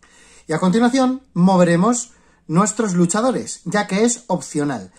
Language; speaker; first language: Spanish; native; Spanish